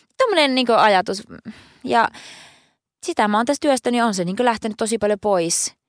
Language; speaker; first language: Finnish; native; Finnish